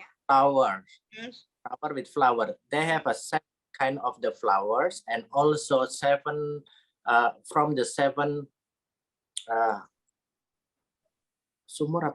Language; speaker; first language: English; non-native, learner; Indonesian